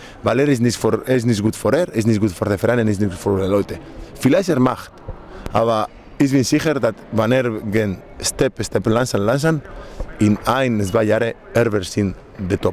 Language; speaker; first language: German; non-native, learner; Spanish